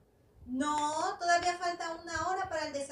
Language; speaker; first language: Spanish; native; Spanish